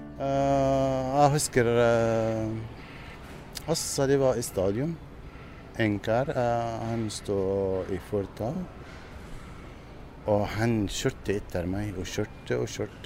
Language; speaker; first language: Norwegian; non-native, learner; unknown